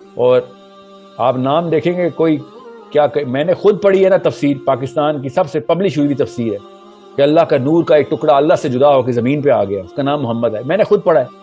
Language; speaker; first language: Urdu; early bilingual, heritage; Urdu